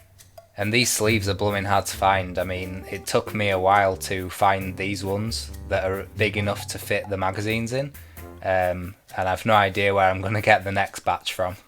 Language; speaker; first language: English; native; English